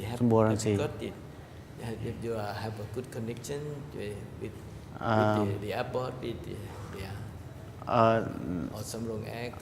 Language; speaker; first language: English; non-native, learner; Thai